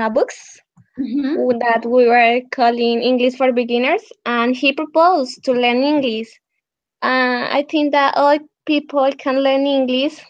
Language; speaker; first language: English; non-native, learner; Spanish